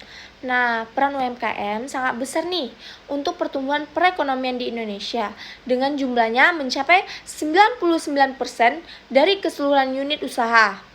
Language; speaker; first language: Indonesian; native; Indonesian